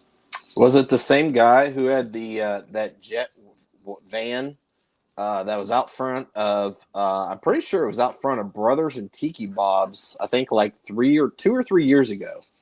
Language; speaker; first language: English; native; English